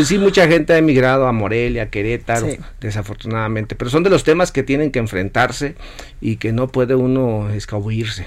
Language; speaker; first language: Spanish; native; Spanish